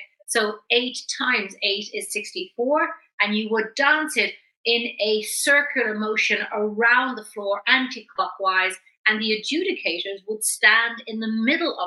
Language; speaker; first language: English; native; English